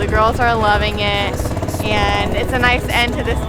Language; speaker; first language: English; native; English